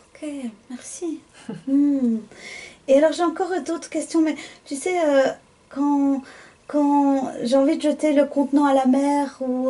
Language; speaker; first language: French; native; French